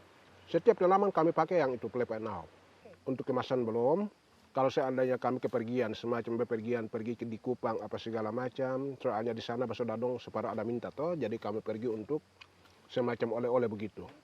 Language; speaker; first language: Indonesian; non-native, local second language; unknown